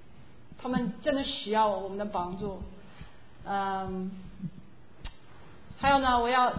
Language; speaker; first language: Chinese; non-native, fluent; English